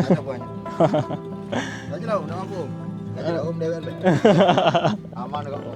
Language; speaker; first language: Indonesian; native; Indonesian